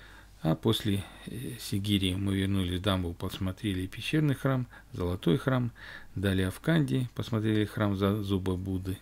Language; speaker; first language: Russian; native; Russian